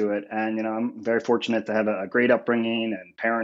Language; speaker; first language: English; native; English